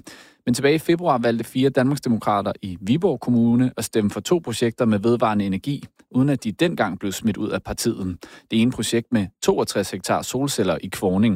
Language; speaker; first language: Danish; native; Danish